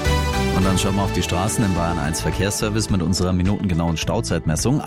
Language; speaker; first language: German; native; German